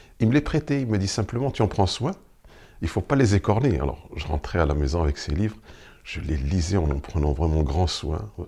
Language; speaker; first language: French; non-native, local second language; Arabic